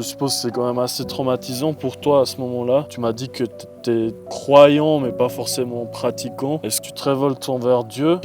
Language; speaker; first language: French; native; French